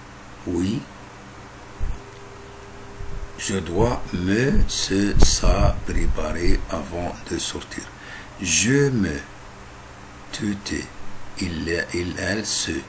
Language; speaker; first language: French; non-native, fluent; Arabic